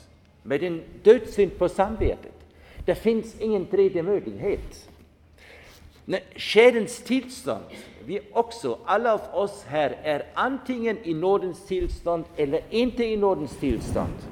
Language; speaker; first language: Swedish; non-native, fluent; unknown